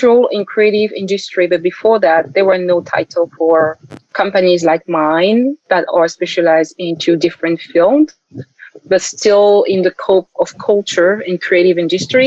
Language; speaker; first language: English; non-native, local second language; French